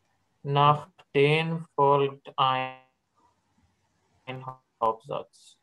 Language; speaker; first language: German; non-native, learner; Urdu